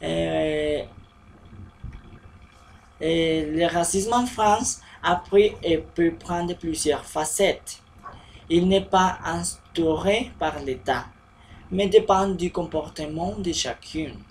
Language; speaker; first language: French; non-native, learner; Spanish